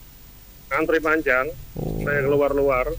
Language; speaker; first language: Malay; non-native, local second language; Javanese